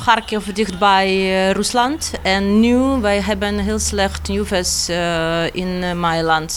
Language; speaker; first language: Dutch; non-native, learner; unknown